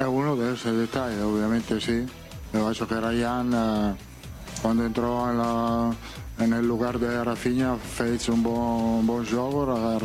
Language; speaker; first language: Portuguese; non-native, fluent; Italian